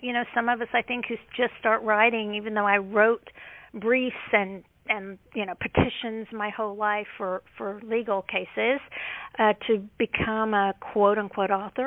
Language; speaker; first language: English; native; English